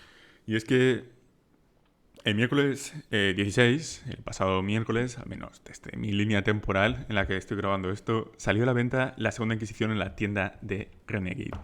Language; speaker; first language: Spanish; native; Spanish